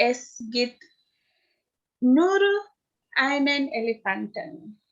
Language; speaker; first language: German; non-native, learner; English